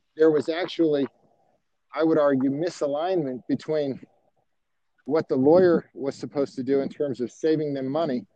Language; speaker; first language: English; native; English